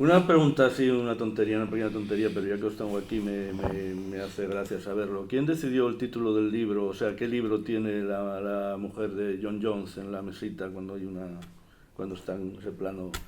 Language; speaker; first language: Spanish; native; Spanish